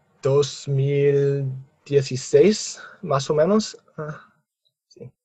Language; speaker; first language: Spanish; non-native, fluent; English